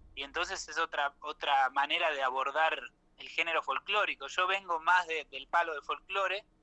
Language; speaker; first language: Spanish; native; Spanish